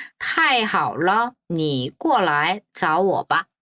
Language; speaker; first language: Chinese; non-native, fluent; Korean